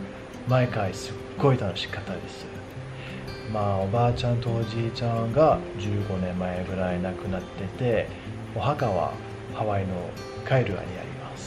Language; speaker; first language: Japanese; non-native, fluent; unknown